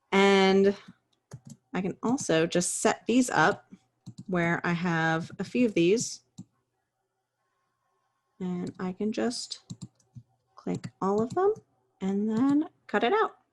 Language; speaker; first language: English; native; English